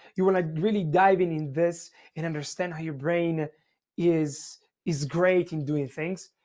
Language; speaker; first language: English; non-native, fluent; Italian